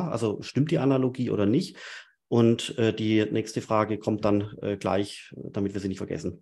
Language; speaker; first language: German; native; German